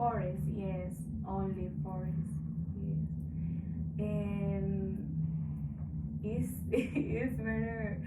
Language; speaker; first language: English; non-native, learner; Spanish